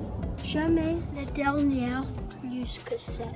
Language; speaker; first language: French; non-native, learner; English